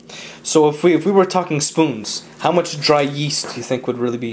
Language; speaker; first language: English; early bilingual, other home language; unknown